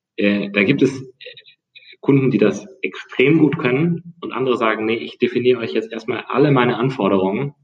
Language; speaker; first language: German; native; German